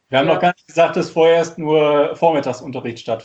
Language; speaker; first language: German; native; German